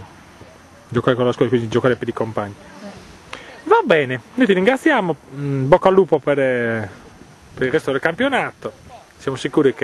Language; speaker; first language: Italian; native; Italian